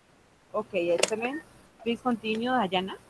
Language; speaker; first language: English; non-native, local second language; Spanish